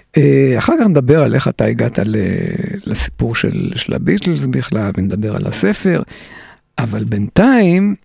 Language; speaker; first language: Hebrew; native; Hebrew